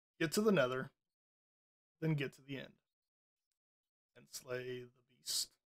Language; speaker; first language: English; native; English